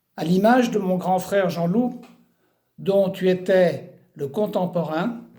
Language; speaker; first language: French; early bilingual, heritage; French